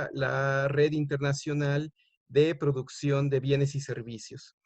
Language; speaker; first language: Spanish; native; Spanish